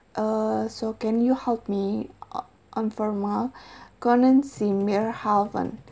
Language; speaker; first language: German; non-native, learner; Indonesian